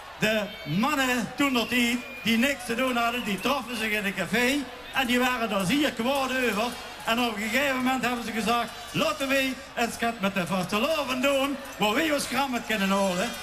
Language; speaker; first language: Dutch; native; Dutch